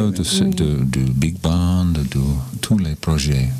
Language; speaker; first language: French; non-native, learner; English